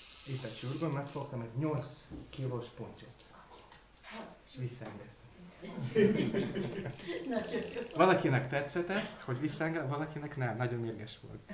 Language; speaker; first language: Hungarian; non-native, learner; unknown